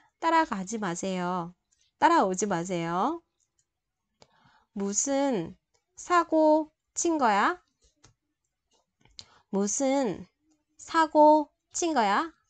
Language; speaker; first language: Korean; non-native, fluent; Vietnamese